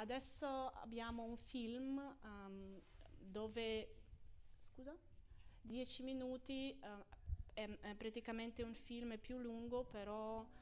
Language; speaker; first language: Italian; non-native, fluent; Ukrainian